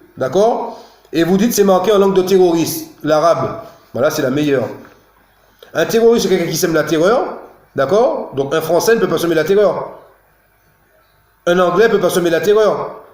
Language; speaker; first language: French; native; French